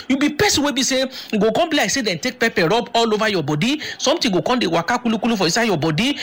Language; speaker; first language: Nigerian Pidgin; native; Nigerian Pidgin